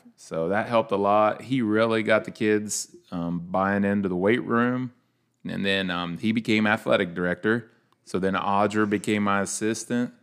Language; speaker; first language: English; native; English